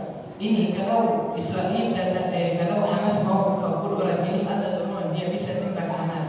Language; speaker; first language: Indonesian; non-native, learner; Arabic